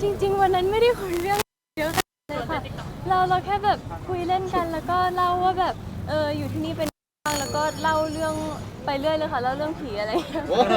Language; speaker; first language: Thai; native; Thai